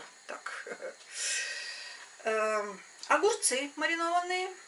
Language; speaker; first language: Russian; non-native, local second language; Latvian